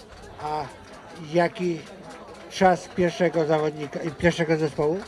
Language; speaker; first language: Polish; native; Polish